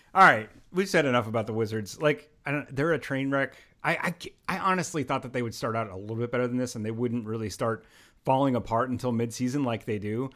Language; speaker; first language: English; native; English